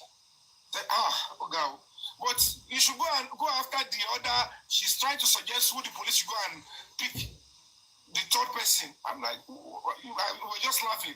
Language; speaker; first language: English; non-native, local second language; Yoruba